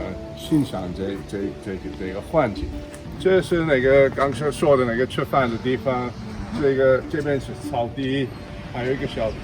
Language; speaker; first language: Chinese; early bilingual, heritage; Chinese